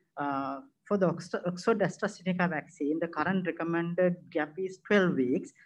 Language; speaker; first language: English; non-native, local second language; Sinhala